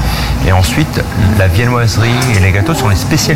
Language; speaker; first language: French; native; French